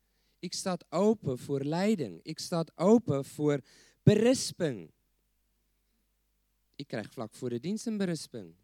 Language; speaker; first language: Dutch; non-native, fluent; English